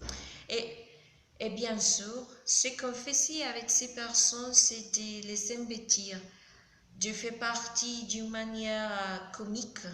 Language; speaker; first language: French; non-native, learner; Spanish